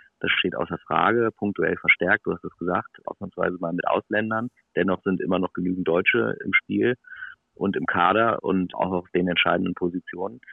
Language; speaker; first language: German; native; German